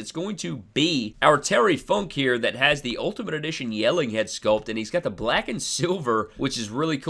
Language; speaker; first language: English; native; English